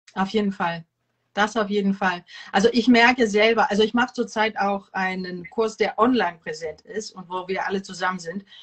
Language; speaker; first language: German; non-native, fluent; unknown